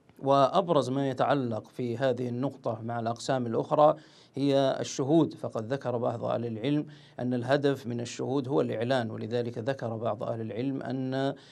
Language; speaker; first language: Arabic; native; Arabic